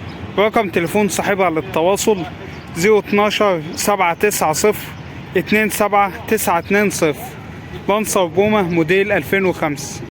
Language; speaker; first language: Arabic; native; Arabic